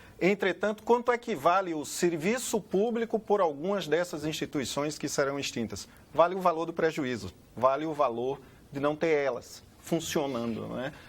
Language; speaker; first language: Portuguese; native; Portuguese